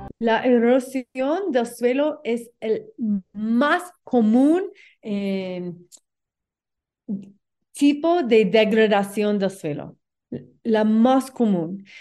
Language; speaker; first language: Spanish; non-native, learner; English